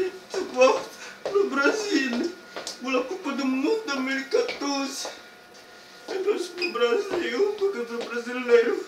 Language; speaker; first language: Portuguese; early bilingual, heritage; Portuguese